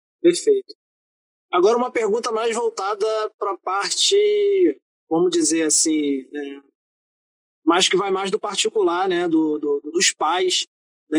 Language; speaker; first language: Portuguese; native; Portuguese